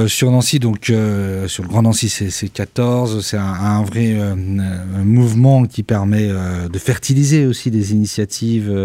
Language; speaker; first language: French; native; French